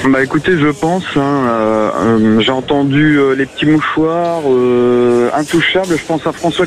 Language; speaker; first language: French; native; French